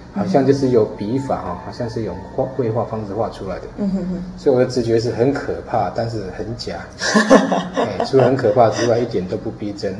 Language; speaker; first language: Chinese; native; Chinese